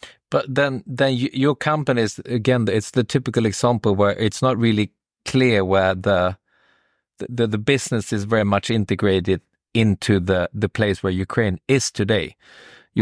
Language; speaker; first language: English; non-native, fluent; Swedish